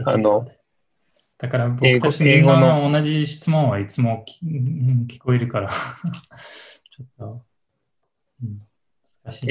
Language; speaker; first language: Japanese; non-native, learner; English